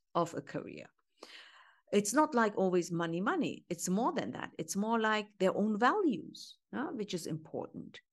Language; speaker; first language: English; non-native, fluent; Turkish